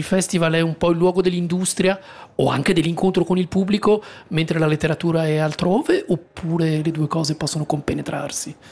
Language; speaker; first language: Italian; native; Italian